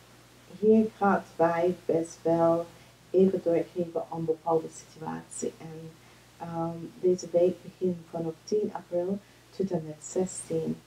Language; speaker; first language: Dutch; non-native, fluent; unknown